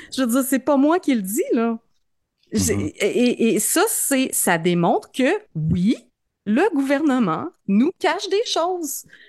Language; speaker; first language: French; native; French